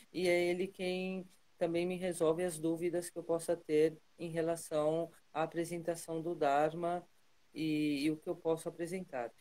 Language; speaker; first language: Portuguese; non-native, fluent; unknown